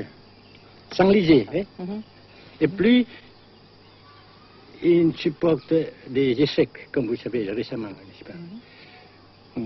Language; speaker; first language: French; non-native, fluent; Vietnamese